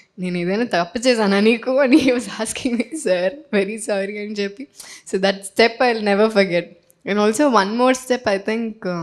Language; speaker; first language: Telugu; non-native, fluent; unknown